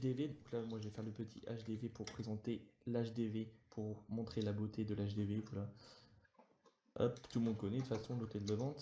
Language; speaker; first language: French; native; French